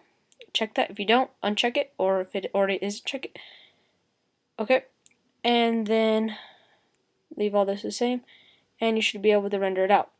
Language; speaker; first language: English; native; English